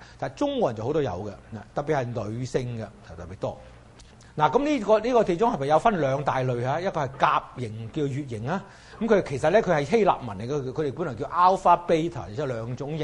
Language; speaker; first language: Chinese; native; Chinese